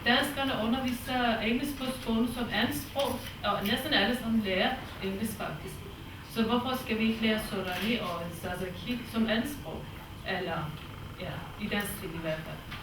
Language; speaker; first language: Danish; non-native, fluent; Kurdish